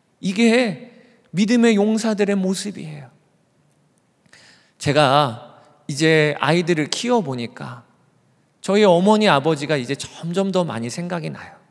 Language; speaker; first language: Korean; native; Korean